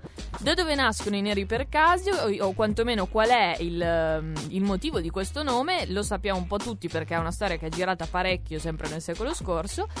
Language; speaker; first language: Italian; native; Italian